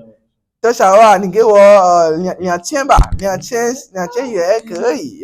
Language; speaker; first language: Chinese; non-native, learner; French